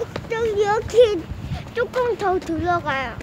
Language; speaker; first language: Korean; early bilingual, other home language; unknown